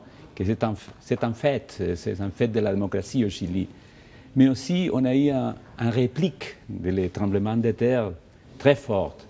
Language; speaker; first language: French; non-native, fluent; Spanish